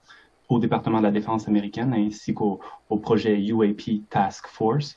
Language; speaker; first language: French; native; French